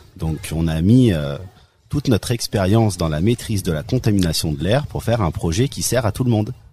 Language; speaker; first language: French; native; French